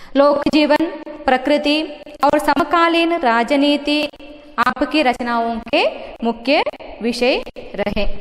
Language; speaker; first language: Hindi; non-native, local second language; Malayalam